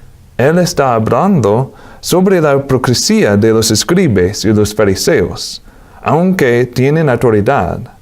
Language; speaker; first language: Spanish; non-native, fluent; English